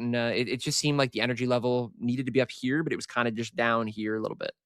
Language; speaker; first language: English; native; English